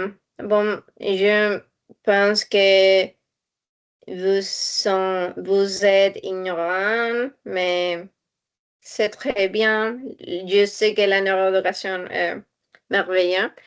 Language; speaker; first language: French; non-native, learner; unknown